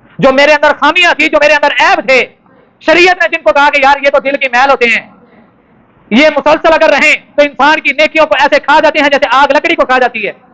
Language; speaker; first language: Urdu; non-native, local second language; Punjabi